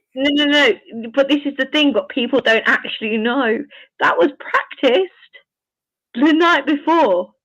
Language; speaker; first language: English; native; English